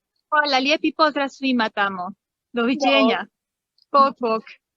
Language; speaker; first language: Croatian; early bilingual, heritage; Croatian